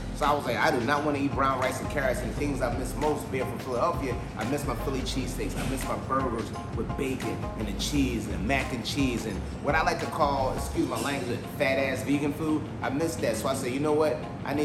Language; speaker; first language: English; native; English